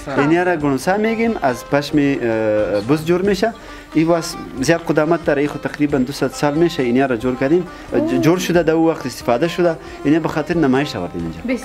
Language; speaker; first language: Persian; non-native, local second language; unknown